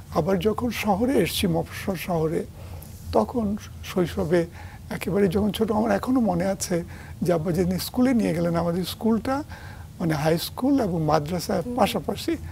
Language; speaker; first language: Bangla; native; Bangla